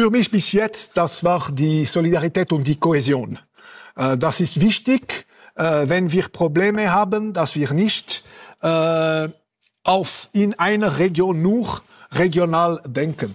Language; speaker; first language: German; non-native, local second language; French